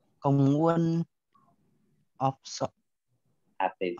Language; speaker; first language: Korean; non-native, learner; Vietnamese